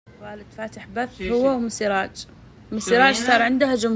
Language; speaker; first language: Arabic; non-native, learner; Tigrinya